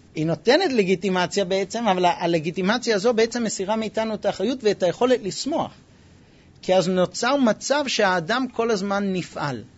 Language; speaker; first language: Hebrew; non-native, fluent; English